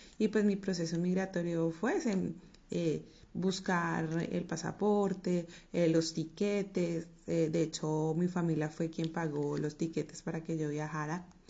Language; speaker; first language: Spanish; native; Spanish